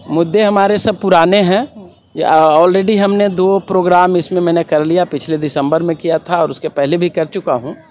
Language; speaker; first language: Hindi; native; Hindi